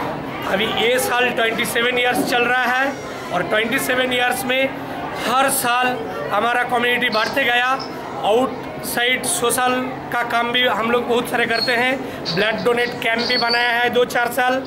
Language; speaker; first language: Hindi; non-native, local second language; Bangla